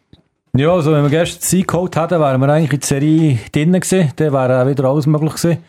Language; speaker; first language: German; native; German